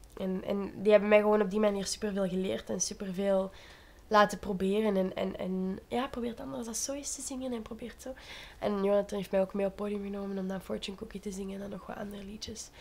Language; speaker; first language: Dutch; native; Dutch